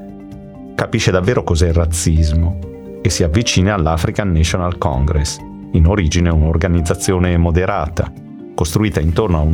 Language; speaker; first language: Italian; native; Italian